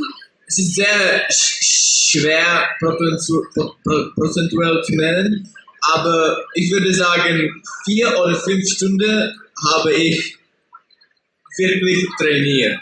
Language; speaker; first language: German; non-native, learner; Czech